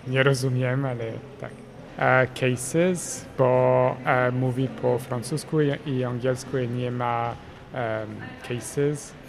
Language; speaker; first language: Polish; non-native, learner; French